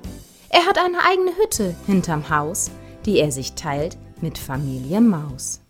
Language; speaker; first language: German; native; German